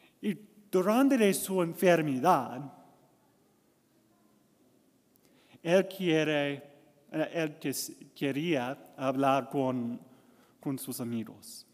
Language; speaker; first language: Spanish; non-native, learner; English